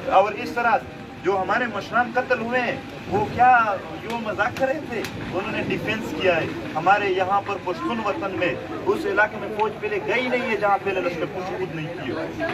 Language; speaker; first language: Urdu; non-native, local second language; Pashto